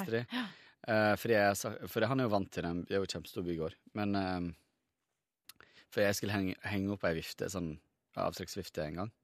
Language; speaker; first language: Norwegian; native; Norwegian